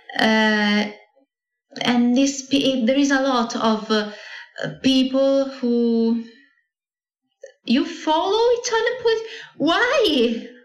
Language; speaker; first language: English; non-native, learner; Italian